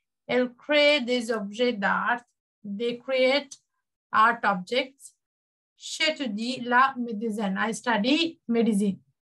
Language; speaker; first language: French; non-native, fluent; Sinhala